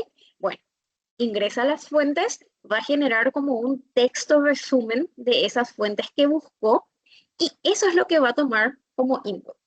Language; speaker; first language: Spanish; native; Spanish